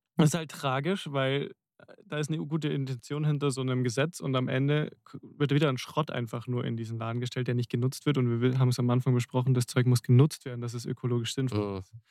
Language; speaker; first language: German; native; German